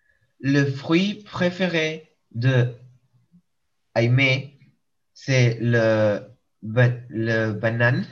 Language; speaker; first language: French; non-native, learner; English